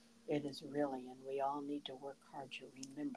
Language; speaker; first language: English; native; English